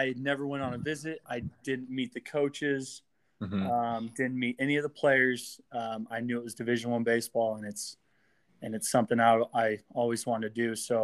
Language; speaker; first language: English; native; English